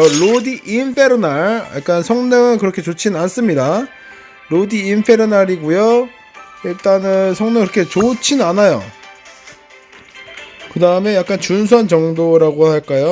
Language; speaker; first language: Korean; native; Korean